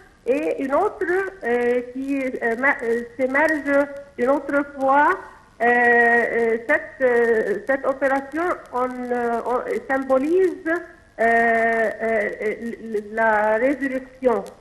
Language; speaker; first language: French; non-native, local second language; Arabic